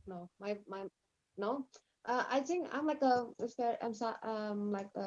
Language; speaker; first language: English; non-native, learner; Indonesian